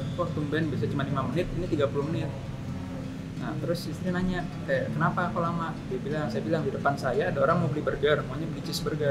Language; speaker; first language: Indonesian; native; Indonesian